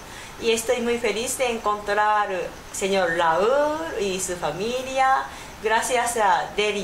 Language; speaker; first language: Spanish; non-native, learner; Japanese